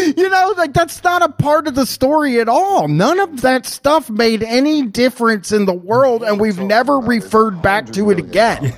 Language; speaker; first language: English; native; English